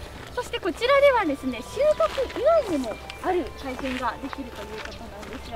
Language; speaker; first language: Japanese; native; Japanese